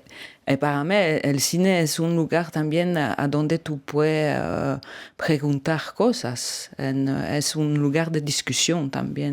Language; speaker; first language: Spanish; non-native, learner; French